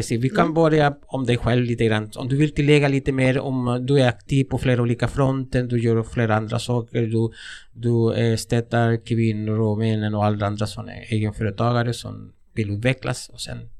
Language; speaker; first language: Swedish; non-native, fluent; Spanish